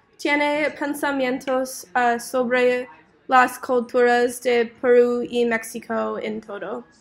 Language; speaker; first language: Spanish; non-native, learner; English